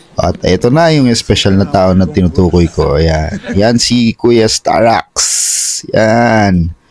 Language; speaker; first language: Filipino; native; Filipino